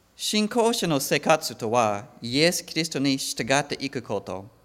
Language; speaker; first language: Japanese; non-native, fluent; English